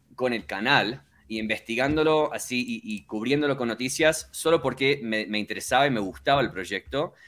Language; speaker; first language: Spanish; early bilingual, heritage; Spanish